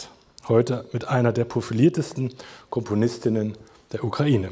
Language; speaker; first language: German; native; German